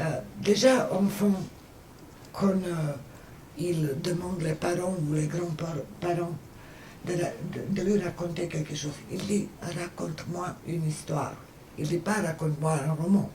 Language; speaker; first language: French; non-native, fluent; Serbian